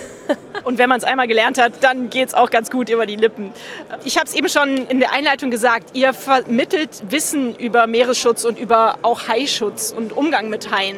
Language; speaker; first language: German; native; German